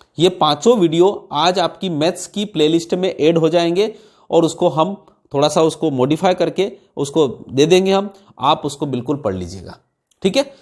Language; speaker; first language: Hindi; native; Hindi